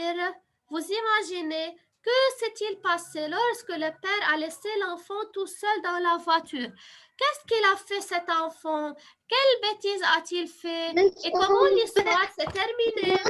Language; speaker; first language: French; non-native, fluent; Arabic